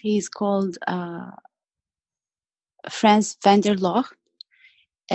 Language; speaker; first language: English; non-native, fluent; Arabic